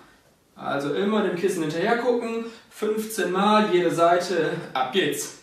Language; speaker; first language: German; native; German